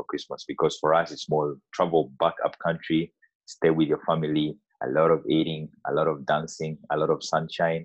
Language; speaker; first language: English; non-native, local second language; Ganda